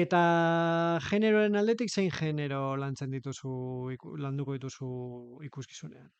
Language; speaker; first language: Basque; native; Basque